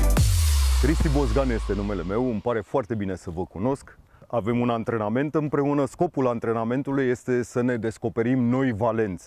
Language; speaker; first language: Romanian; native; Romanian